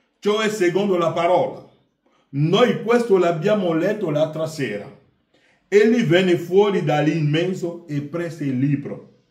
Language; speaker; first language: Italian; non-native, fluent; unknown